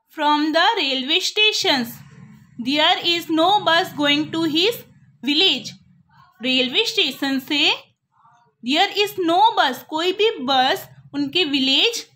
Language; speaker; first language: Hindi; non-native, local second language; Gujarati